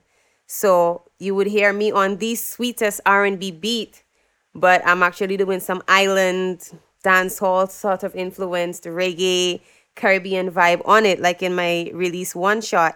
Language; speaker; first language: English; native; English